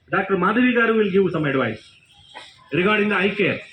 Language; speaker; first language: English; non-native, local second language; Telugu